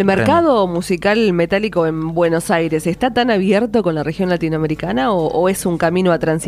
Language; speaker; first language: Spanish; native; Spanish